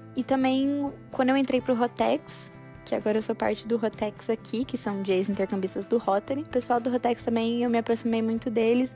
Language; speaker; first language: Portuguese; native; Portuguese